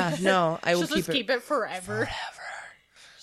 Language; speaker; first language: English; native; English